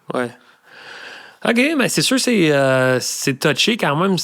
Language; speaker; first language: French; native; French